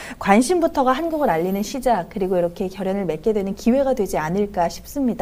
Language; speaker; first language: Korean; native; Korean